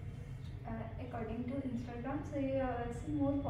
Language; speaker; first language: English; non-native, learner; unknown